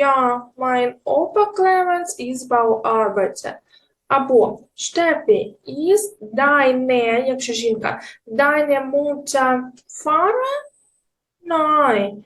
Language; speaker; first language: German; non-native, fluent; Ukrainian